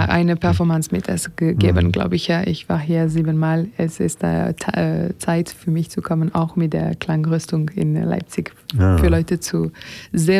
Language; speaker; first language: German; non-native, learner; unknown